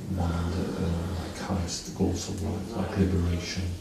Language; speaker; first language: English; non-native, learner; Russian